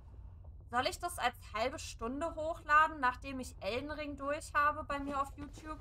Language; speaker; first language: German; native; German